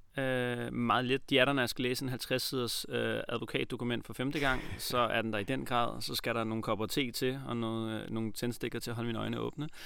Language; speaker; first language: Danish; native; Danish